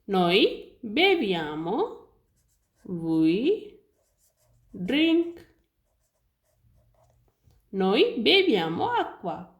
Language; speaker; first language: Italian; non-native, learner; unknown